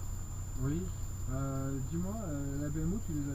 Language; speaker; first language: French; native; French